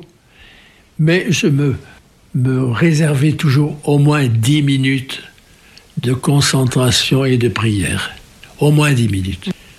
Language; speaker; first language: French; native; French